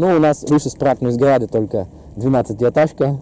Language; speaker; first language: Russian; native; Russian